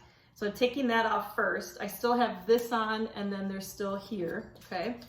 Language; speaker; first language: English; native; English